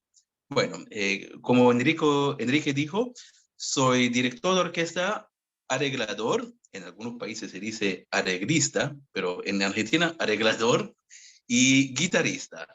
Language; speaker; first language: Spanish; non-native, fluent; Hebrew